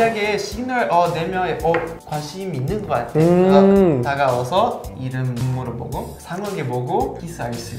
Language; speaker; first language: Korean; non-native, fluent; Portuguese